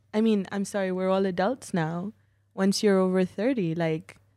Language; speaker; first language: English; native; English